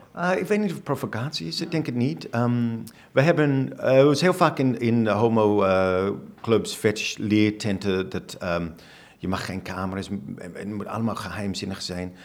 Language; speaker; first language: Dutch; non-native, fluent; English